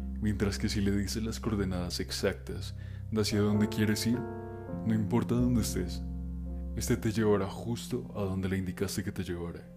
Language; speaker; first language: Spanish; native; Spanish